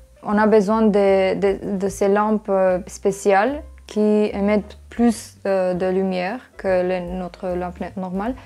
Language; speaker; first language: French; non-native, fluent; English